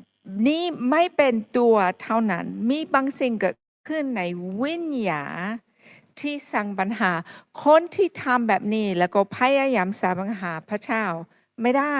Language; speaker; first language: Thai; non-native, fluent; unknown